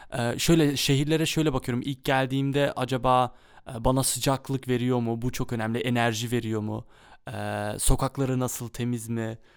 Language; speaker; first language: Turkish; early bilingual, heritage; Turkish